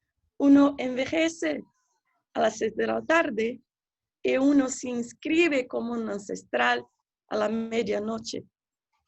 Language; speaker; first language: Spanish; non-native, fluent; Portuguese